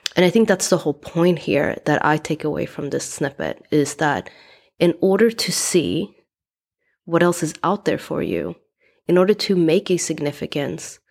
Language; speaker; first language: English; non-native, fluent; Swedish